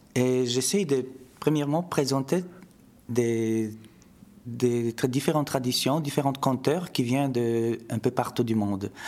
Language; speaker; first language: French; non-native, fluent; Polish